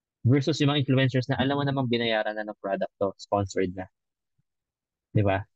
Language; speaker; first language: Filipino; native; Filipino